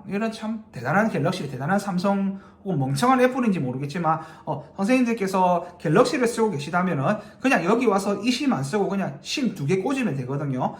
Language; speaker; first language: Korean; native; Korean